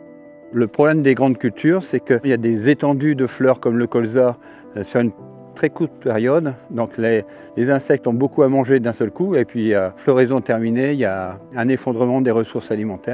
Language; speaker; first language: French; native; French